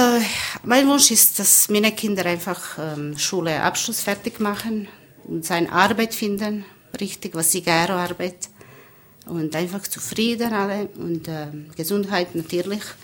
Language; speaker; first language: German; non-native, learner; Bosnian